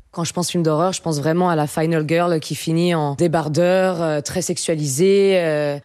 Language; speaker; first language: French; native; French